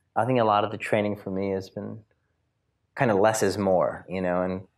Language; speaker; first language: English; native; English